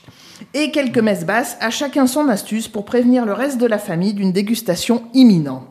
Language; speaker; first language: French; native; French